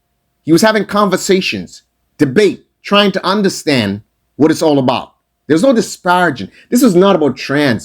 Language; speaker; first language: English; native; English